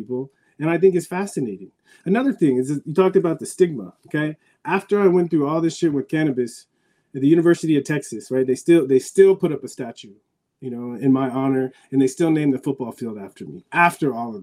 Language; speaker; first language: English; native; English